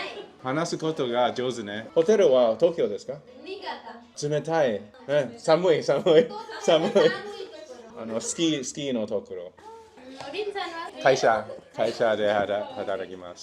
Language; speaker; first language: Japanese; non-native, learner; Chinese